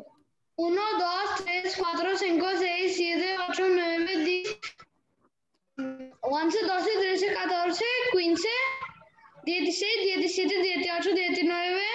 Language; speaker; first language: Spanish; non-native, learner; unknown